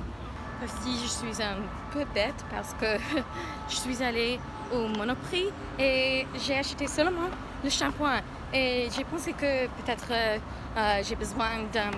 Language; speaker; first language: French; non-native, learner; English